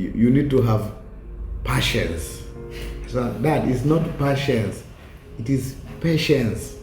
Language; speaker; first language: English; non-native, local second language; Swahili